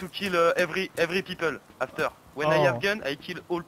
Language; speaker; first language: English; non-native, learner; French